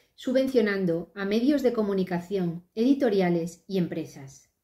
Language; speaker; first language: Spanish; native; Spanish